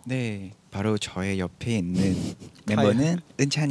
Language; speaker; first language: Korean; non-native, learner; Vietnamese